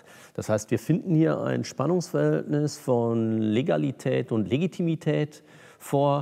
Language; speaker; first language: German; native; German